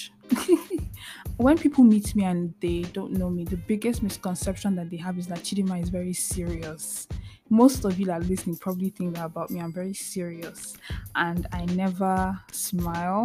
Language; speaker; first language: English; non-native, local second language; Igbo